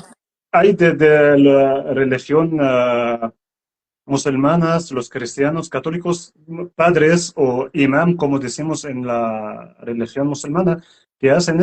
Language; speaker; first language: Spanish; non-native, learner; Arabic